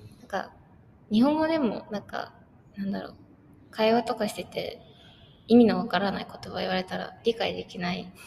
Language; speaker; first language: Japanese; native; Japanese